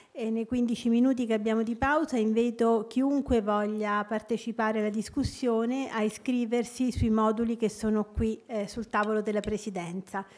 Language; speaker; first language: Italian; native; Italian